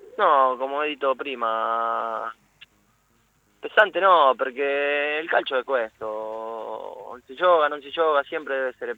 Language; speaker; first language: Italian; non-native, learner; Spanish